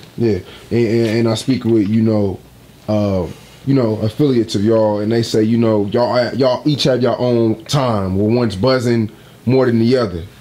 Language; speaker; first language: English; native; English